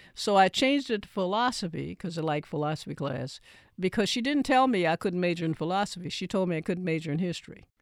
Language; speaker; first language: English; native; English